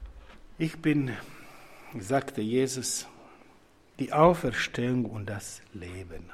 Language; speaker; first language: German; non-native, fluent; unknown